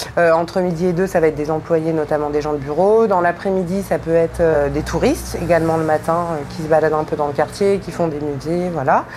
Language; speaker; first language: French; native; French